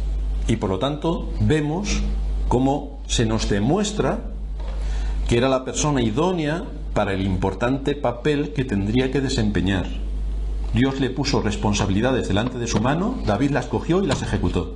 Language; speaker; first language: Spanish; native; Spanish